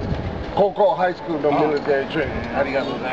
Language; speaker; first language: Japanese; non-native, fluent; English